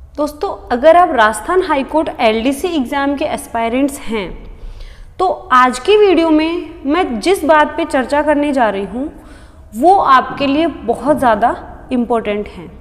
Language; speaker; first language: Hindi; native; Hindi